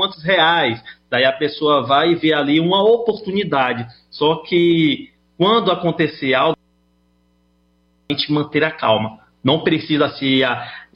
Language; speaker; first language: Portuguese; native; Portuguese